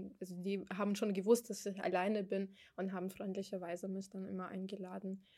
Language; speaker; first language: German; non-native, fluent; Ukrainian